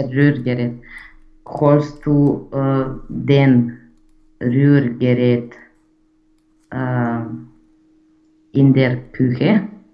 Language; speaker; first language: German; non-native, learner; Romanian